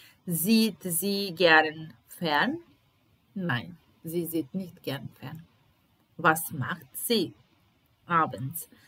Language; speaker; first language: German; non-native, fluent; Italian